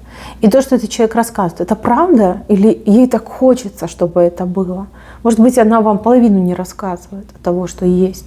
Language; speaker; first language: Russian; native; Russian